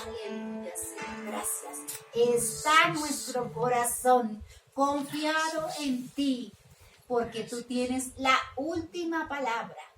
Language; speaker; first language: Spanish; native; Spanish